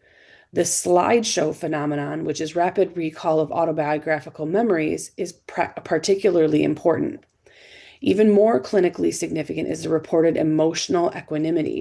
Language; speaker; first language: English; native; English